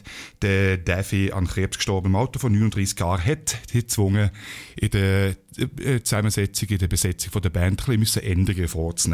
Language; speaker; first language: German; native; German